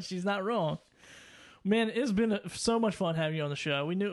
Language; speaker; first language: English; native; English